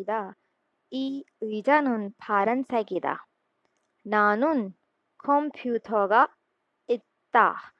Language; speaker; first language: Korean; non-native, learner; Urdu